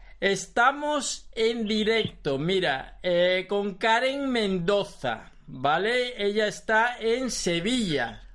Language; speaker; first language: Spanish; native; Spanish